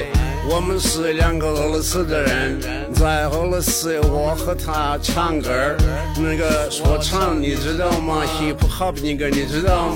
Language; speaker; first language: Chinese; non-native, learner; Russian